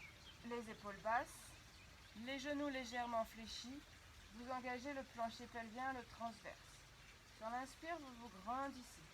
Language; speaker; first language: French; native; French